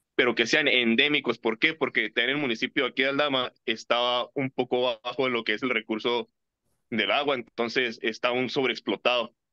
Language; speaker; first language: Spanish; native; Spanish